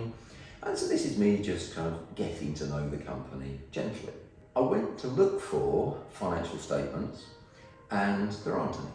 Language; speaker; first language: English; native; English